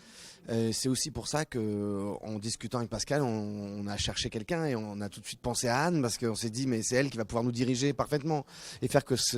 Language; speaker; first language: French; native; French